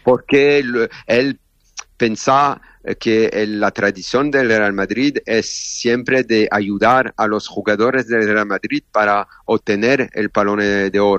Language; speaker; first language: Spanish; non-native, learner; French